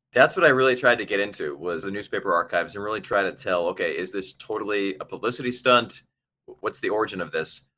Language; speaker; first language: English; native; English